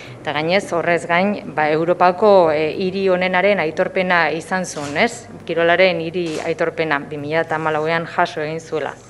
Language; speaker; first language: Basque; native; Basque